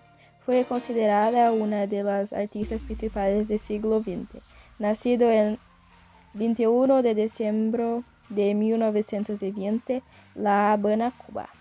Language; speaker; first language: Spanish; non-native, learner; Portuguese